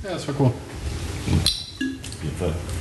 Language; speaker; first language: German; non-native, learner; English